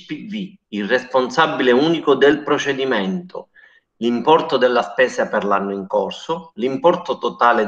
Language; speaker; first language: Italian; native; Italian